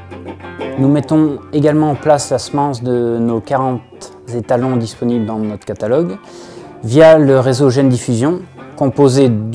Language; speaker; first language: French; native; French